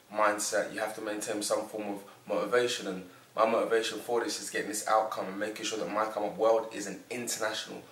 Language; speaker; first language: English; native; English